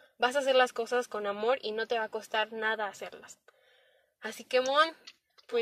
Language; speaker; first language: Spanish; native; Spanish